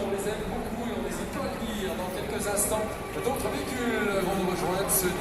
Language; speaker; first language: French; native; French